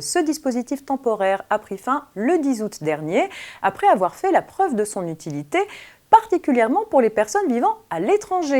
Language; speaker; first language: French; native; French